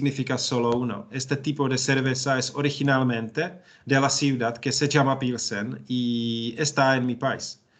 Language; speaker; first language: Spanish; non-native, learner; Czech